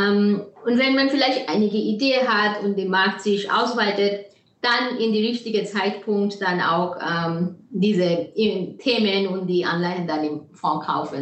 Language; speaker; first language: German; non-native, fluent; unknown